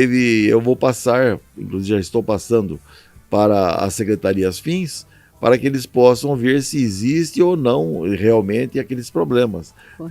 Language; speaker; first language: Portuguese; native; Portuguese